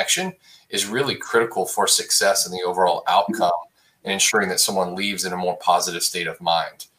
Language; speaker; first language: English; native; English